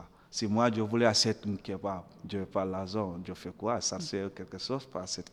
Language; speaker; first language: French; non-native, learner; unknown